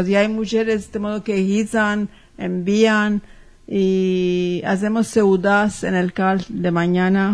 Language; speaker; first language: Spanish; early bilingual, heritage; Ladino